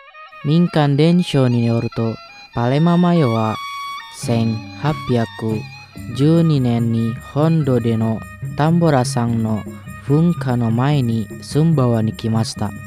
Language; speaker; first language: Japanese; non-native, fluent; Indonesian